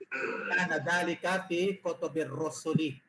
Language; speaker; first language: Arabic; non-native, fluent; Filipino